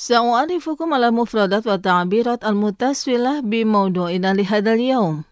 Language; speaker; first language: Arabic; non-native, fluent; Indonesian